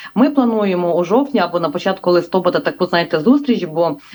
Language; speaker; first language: Ukrainian; native; Ukrainian